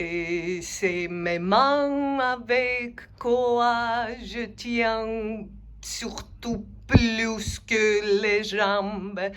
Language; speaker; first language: French; non-native, fluent; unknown